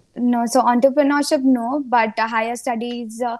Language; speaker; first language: English; non-native, local second language; Hindi